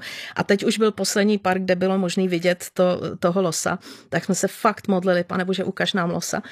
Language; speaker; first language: Czech; native; Czech